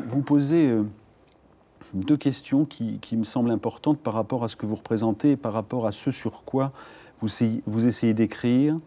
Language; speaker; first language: French; native; French